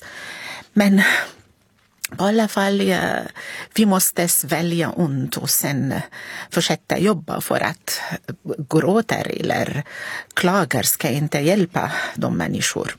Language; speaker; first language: Swedish; non-native, learner; Arabic